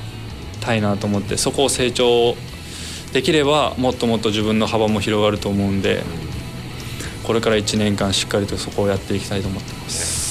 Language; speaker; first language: Japanese; native; Japanese